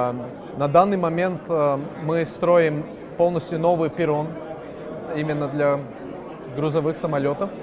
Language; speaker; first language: Russian; non-native, local second language; Latvian